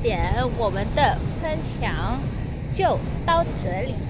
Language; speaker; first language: Chinese; non-native, learner; Indonesian